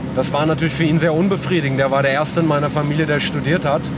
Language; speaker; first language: German; non-native, local second language; Italian